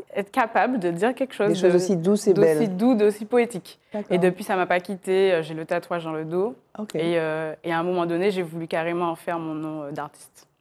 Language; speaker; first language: French; native; French